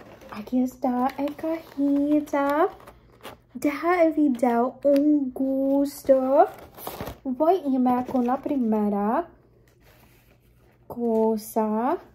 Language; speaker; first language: Spanish; early bilingual, heritage; Spanish